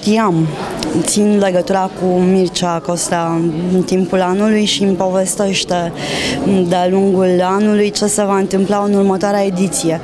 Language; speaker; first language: Romanian; native; Romanian